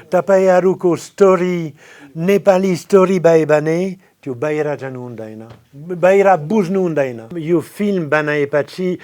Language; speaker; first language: Nepali; non-native, fluent; French